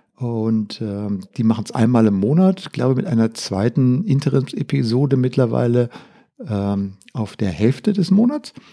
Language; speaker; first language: German; native; German